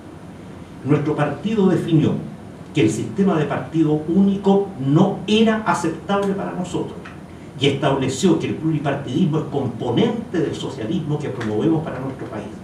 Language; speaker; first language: Spanish; native; Spanish